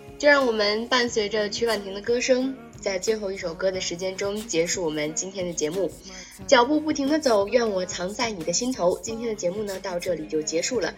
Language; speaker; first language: Chinese; native; Chinese